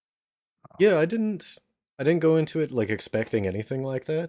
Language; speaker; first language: English; native; English